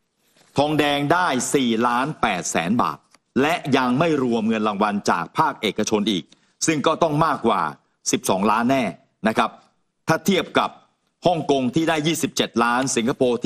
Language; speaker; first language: Thai; native; Thai